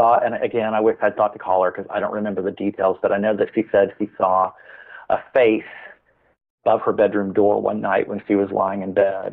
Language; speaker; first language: English; native; English